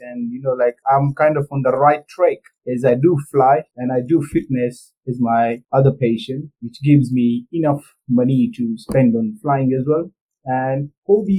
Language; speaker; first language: English; non-native, local second language; Gujarati